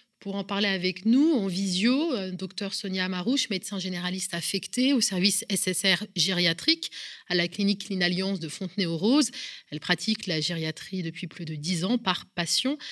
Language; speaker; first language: French; native; French